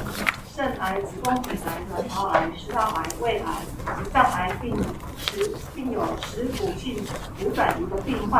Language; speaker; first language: Chinese; native; Chinese